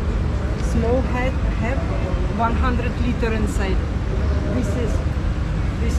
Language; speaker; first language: English; non-native, learner; Russian